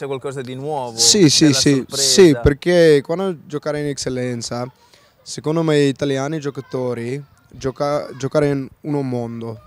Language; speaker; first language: Italian; non-native, learner; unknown